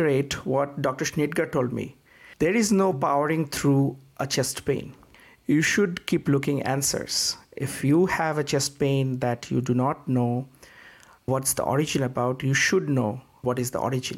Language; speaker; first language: English; non-native, local second language; Bangla